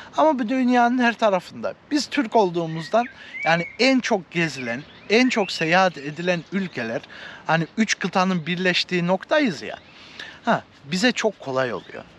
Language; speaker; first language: Turkish; early bilingual, heritage; Turkish